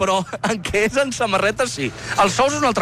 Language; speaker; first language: Catalan; native; Catalan